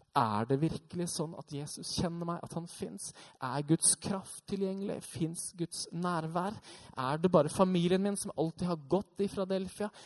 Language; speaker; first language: Norwegian; native; Norwegian